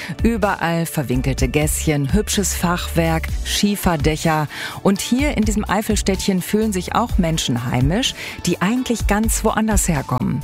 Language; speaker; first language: German; native; German